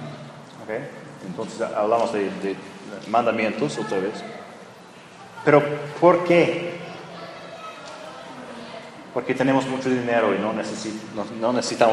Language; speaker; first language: Spanish; non-native, fluent; English